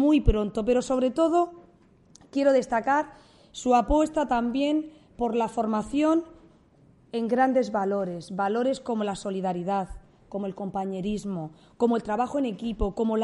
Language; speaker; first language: Spanish; native; Spanish